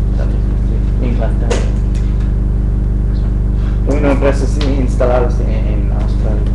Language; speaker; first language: Spanish; non-native, fluent; English